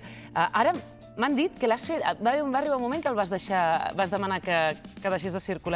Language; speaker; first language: Catalan; native; Catalan